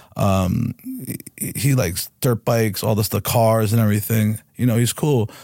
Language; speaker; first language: English; native; English